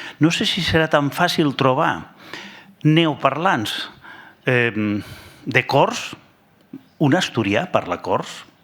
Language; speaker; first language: Catalan; non-native, local second language; Spanish